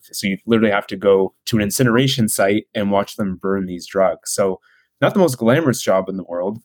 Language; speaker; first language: English; native; English